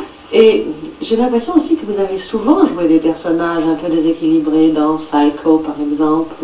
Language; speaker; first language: French; native; French